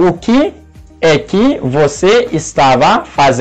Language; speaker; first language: Portuguese; non-native, fluent; Haitian Creole